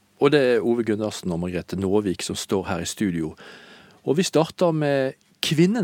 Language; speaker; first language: Norwegian; native; Norwegian